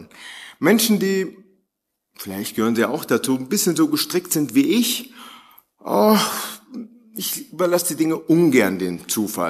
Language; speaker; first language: German; native; German